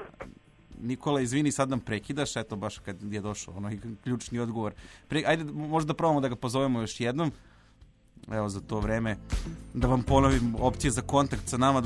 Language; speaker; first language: Serbian; native; Serbian